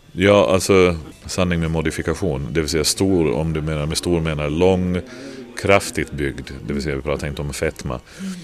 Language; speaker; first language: Swedish; native; Swedish